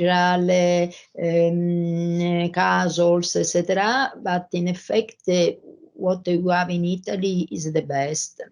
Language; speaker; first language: English; non-native, learner; Italian